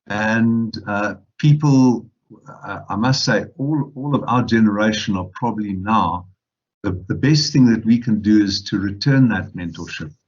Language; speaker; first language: English; non-native, local second language; Afrikaans